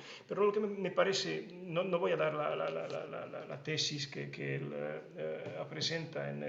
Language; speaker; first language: Spanish; non-native, fluent; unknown